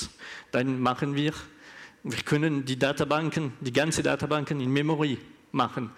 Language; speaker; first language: German; non-native, learner; French